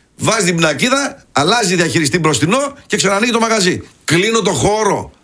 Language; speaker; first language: Greek; early bilingual, heritage; Greek